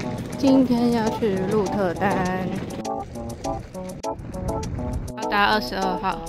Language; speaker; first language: Chinese; native; Chinese